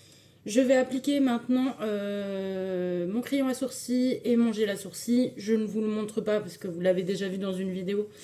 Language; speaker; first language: French; native; French